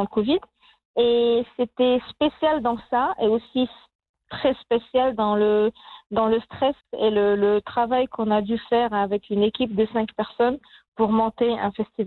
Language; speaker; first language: French; non-native, local second language; Arabic